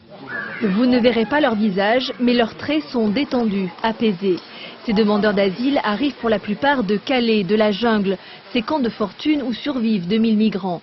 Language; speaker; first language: French; native; French